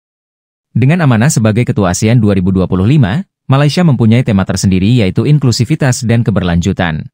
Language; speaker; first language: Indonesian; native; Indonesian